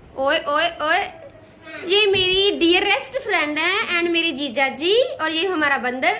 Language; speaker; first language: Hindi; native; Hindi